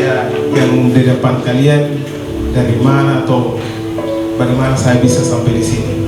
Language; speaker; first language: Indonesian; non-native, learner; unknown